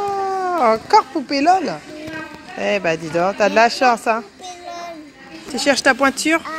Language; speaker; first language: French; native; French